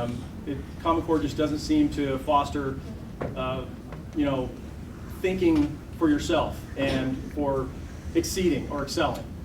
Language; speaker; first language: English; native; English